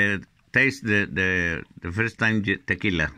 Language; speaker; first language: English; non-native, learner; Spanish